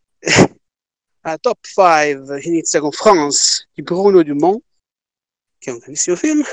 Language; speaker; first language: Italian; native; Italian